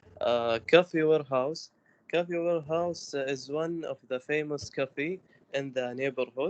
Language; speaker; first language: English; non-native, learner; Arabic